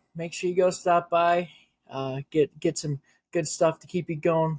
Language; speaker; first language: English; native; English